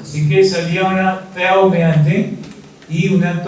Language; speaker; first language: Spanish; native; Spanish